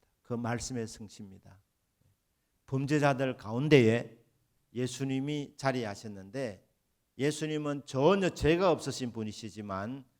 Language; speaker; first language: Korean; native; Korean